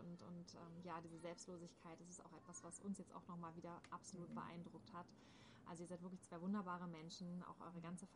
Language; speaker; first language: German; native; German